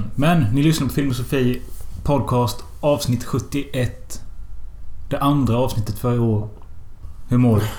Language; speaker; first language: Swedish; native; Swedish